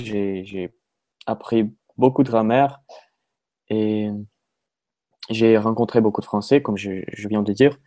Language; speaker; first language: French; non-native, fluent; Russian